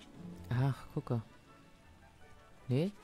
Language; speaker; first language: German; native; German